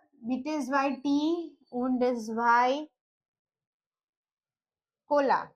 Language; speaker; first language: German; non-native, learner; Gujarati